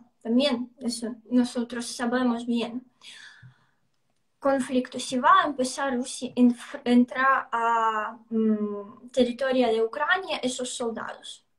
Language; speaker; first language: Spanish; non-native, fluent; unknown